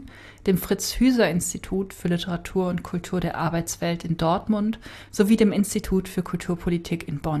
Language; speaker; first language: German; native; German